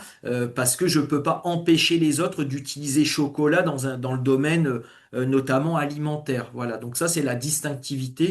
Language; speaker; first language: French; native; French